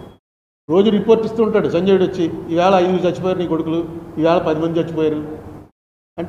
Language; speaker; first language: Telugu; native; Telugu